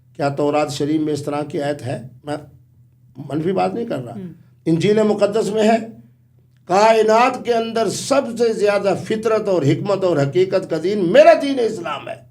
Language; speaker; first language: Urdu; non-native, local second language; Punjabi